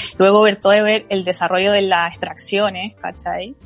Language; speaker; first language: Spanish; native; Spanish